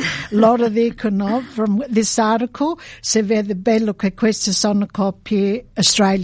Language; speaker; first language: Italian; early bilingual, heritage; Italian